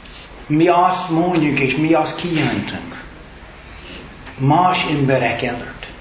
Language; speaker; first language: Hungarian; non-native, learner; English